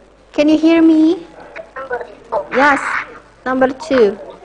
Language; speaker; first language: English; non-native, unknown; Indonesian